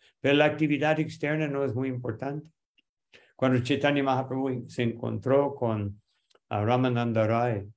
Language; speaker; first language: Spanish; non-native, fluent; English